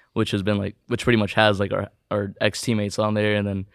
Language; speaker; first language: English; early bilingual, other home language; Filipino